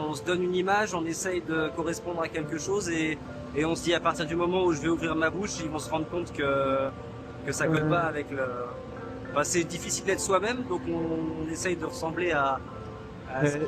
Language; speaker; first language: French; native; French